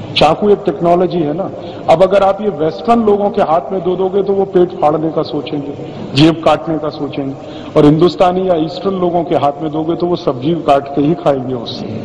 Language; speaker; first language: Hindi; native; Hindi